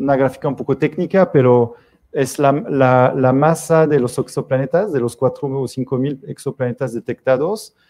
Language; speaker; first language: Spanish; non-native, fluent; French